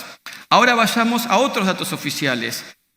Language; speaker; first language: Spanish; native; Spanish